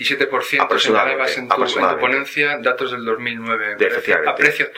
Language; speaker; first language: Spanish; native; Spanish